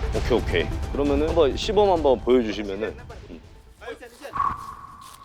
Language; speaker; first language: Korean; native; Korean